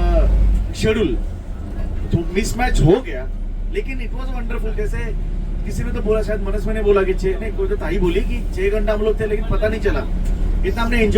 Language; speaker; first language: Hindi; non-native, local second language; Marathi